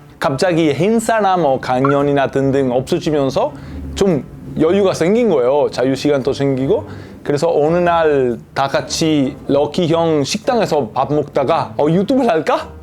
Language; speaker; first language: Korean; non-native, fluent; Italian